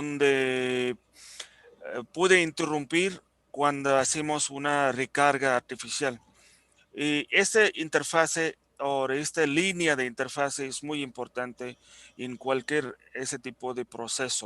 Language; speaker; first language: Spanish; non-native, fluent; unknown